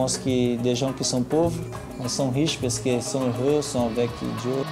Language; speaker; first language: French; non-native, learner; Portuguese